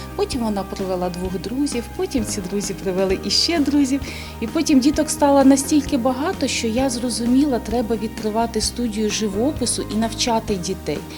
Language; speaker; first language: Ukrainian; native; Ukrainian